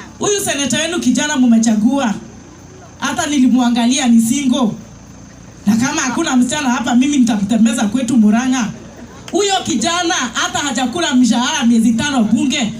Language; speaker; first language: Swahili; non-native, local second language; Kikuyu